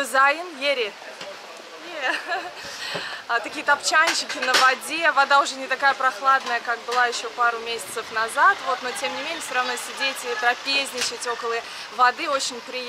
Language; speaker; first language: Russian; native; Russian